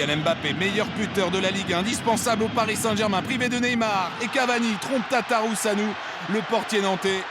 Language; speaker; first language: French; native; French